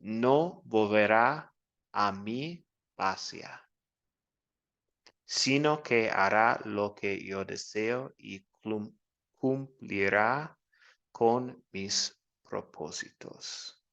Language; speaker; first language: Spanish; non-native, fluent; English